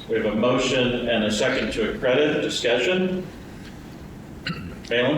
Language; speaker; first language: English; native; English